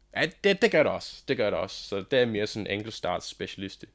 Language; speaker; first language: Danish; non-native, fluent; English